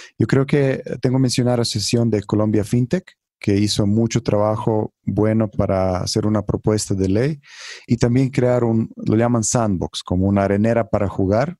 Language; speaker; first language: Spanish; non-native, fluent; Croatian